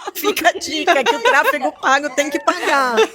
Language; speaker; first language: Portuguese; native; Portuguese